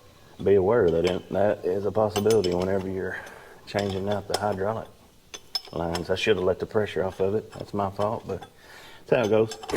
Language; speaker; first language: English; native; English